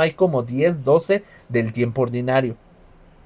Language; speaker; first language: Spanish; native; Spanish